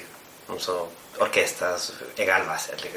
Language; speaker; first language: German; non-native, fluent; Spanish